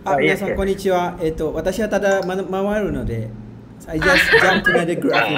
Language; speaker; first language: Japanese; non-native, fluent; Malay